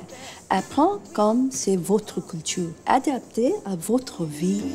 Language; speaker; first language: French; non-native, fluent; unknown